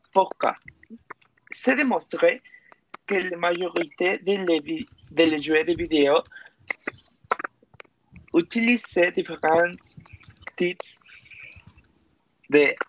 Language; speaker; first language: French; non-native, learner; Spanish